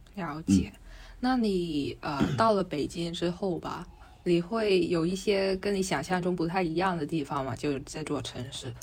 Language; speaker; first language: Chinese; non-native, local second language; Cantonese